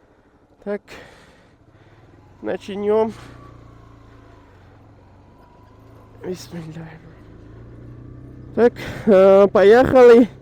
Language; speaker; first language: Russian; non-native, learner; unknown